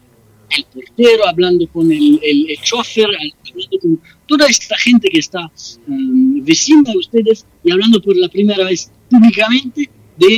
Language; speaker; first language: Spanish; non-native, fluent; French